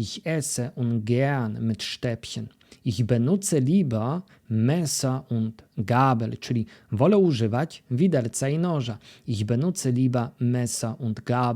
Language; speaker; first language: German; non-native, fluent; Polish